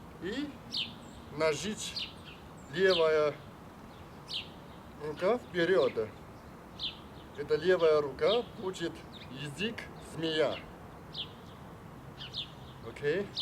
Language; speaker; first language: Russian; non-native, learner; Chinese